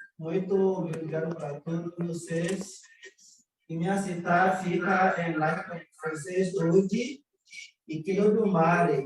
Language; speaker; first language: Portuguese; non-native, learner; Yoruba